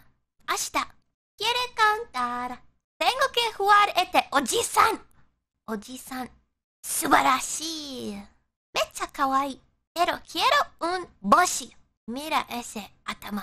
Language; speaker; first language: Spanish; non-native, learner; English